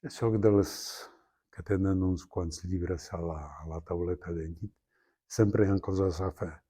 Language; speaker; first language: Catalan; non-native, fluent; Polish